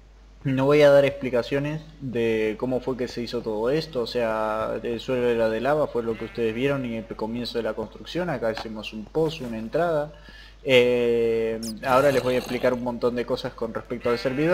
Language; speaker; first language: Spanish; native; Spanish